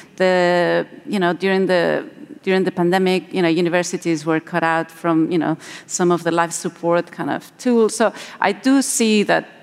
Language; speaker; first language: English; non-native, fluent; Spanish